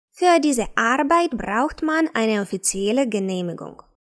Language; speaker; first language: German; non-native, fluent; Ukrainian